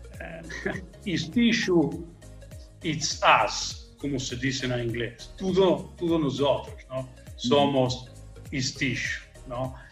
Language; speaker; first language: Portuguese; non-native, learner; Italian